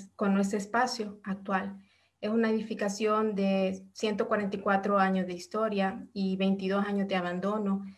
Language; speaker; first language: Spanish; native; Spanish